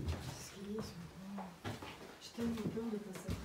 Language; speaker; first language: French; native; French